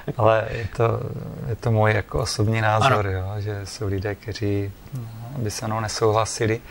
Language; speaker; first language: Czech; native; Czech